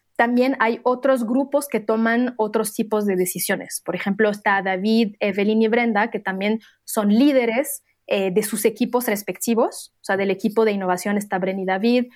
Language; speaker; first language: Spanish; non-native, fluent; Arabic